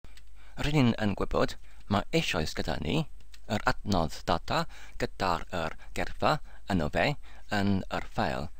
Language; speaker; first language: Welsh; non-native, learner; English